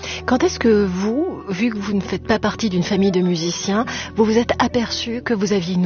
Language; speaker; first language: French; native; French